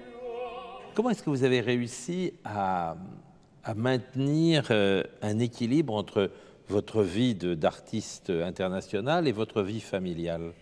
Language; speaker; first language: French; native; French